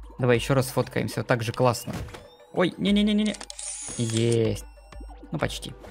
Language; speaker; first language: Russian; native; Russian